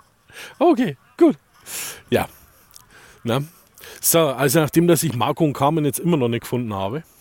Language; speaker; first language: German; native; German